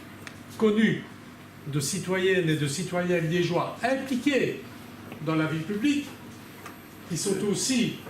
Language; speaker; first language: French; native; French